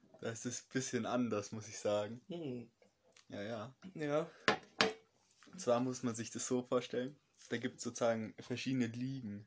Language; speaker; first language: German; native; German